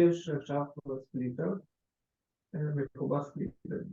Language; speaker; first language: Hebrew; non-native, learner; Russian